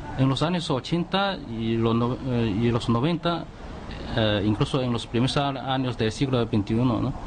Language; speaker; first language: Spanish; non-native, fluent; Chinese